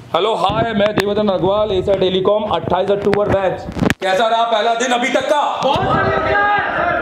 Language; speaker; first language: Hindi; native; Hindi